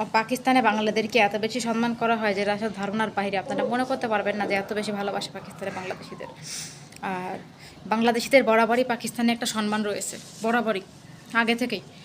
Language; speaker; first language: Bangla; native; Bangla